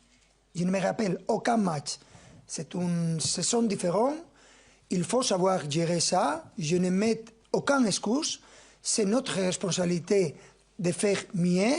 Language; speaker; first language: French; non-native, fluent; Spanish